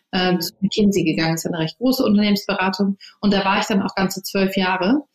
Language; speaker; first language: German; early bilingual, other home language; English